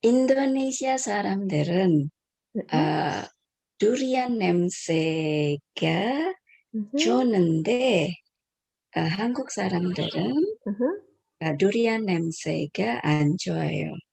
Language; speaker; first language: Korean; non-native, learner; Indonesian